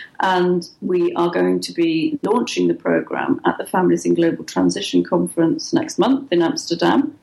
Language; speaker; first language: English; native; English